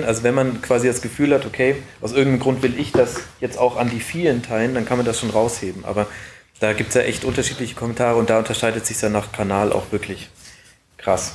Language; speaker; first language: German; native; German